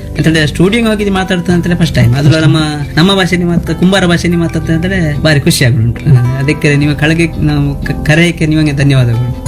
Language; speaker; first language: Kannada; non-native, local second language; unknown